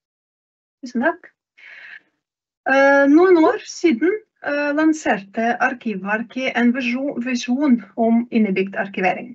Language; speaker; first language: Norwegian; non-native, fluent; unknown